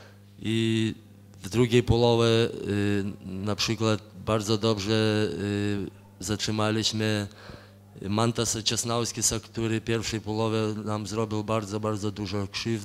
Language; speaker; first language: Polish; non-native, fluent; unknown